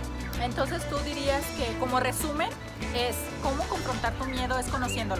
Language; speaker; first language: Spanish; native; Spanish